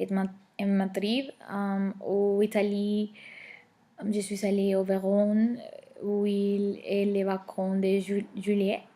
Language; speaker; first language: French; non-native, learner; Spanish